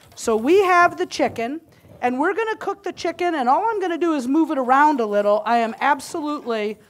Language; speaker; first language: English; native; English